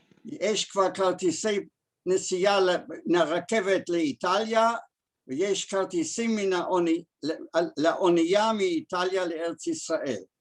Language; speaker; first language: Hebrew; early bilingual, other home language; German